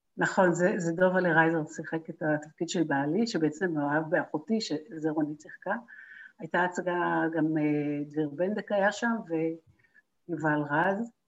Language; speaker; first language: Hebrew; native; Hebrew